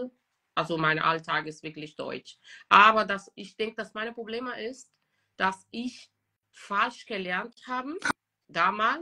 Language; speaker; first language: German; non-native, fluent; Portuguese